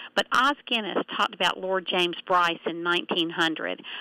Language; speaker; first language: English; native; English